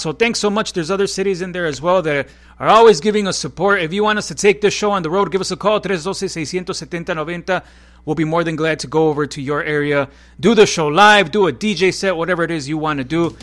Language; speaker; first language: English; early bilingual, other home language; Spanish